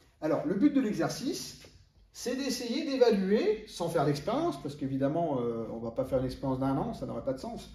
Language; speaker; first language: French; native; French